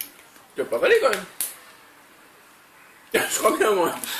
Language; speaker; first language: French; native; French